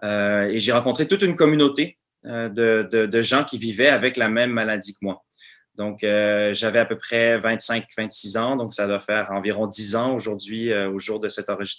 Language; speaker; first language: French; native; French